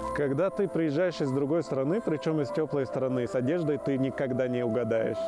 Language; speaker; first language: Russian; non-native, fluent; Arabic